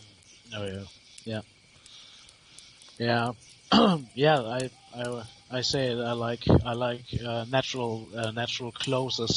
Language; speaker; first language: English; non-native, learner; German